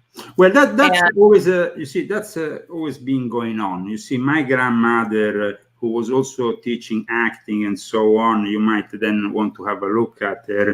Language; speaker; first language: English; non-native, fluent; Italian